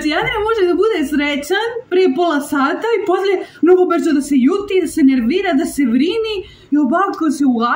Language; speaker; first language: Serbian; non-native, learner; Spanish